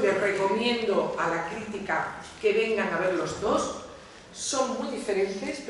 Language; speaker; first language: Spanish; native; Spanish